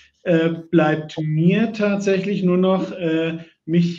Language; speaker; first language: German; native; German